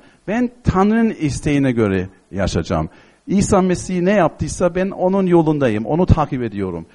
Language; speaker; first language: Turkish; non-native, fluent; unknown